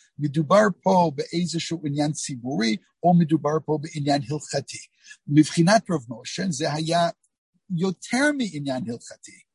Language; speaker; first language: Hebrew; non-native, fluent; English